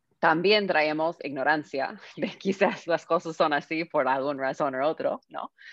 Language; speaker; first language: Spanish; non-native, fluent; English